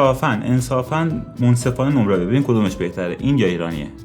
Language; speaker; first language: Persian; native; Persian